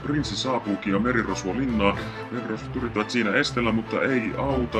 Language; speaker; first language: Finnish; native; Finnish